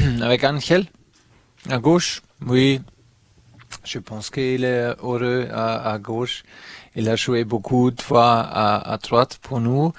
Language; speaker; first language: French; non-native, learner; German